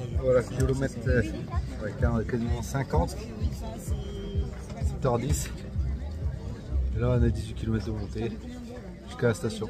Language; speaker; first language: French; native; French